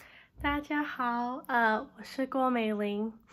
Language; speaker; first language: Chinese; non-native, learner; English